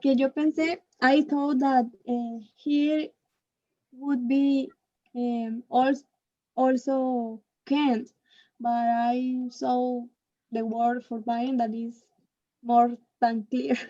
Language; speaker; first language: English; non-native, learner; Spanish